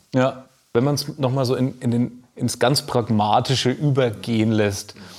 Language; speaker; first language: German; native; German